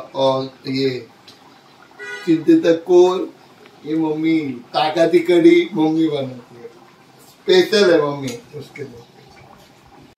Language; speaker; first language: Hindi; non-native, local second language; Marathi